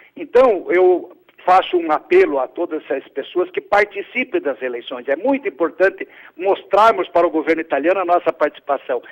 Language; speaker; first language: Portuguese; early bilingual, other home language; Italian